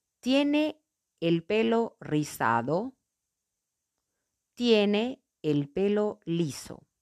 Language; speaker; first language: Spanish; non-native, fluent; Portuguese